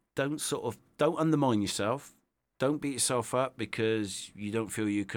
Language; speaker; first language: English; native; English